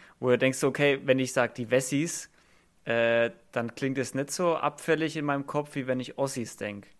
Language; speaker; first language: German; native; German